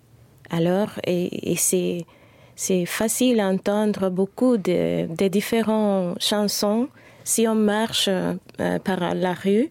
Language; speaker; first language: French; non-native, fluent; Spanish